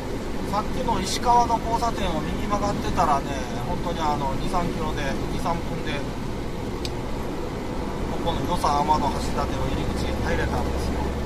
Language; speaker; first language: Japanese; native; Japanese